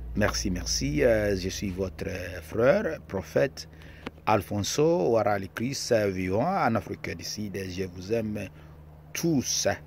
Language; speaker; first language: French; non-native, local second language; Lingala